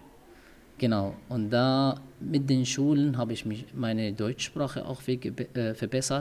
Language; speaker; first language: German; non-native, learner; Arabic